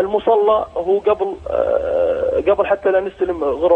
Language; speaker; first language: Arabic; native; Arabic